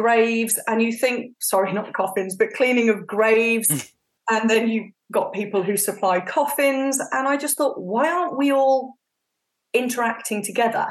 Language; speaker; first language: English; native; English